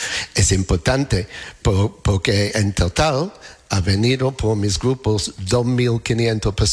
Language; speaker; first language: Spanish; non-native, learner; English